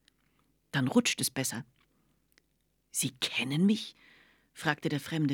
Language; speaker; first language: German; native; German